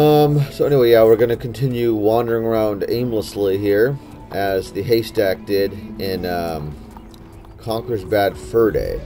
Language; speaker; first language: English; native; English